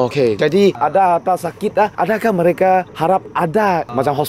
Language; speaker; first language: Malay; non-native, local second language; Chinese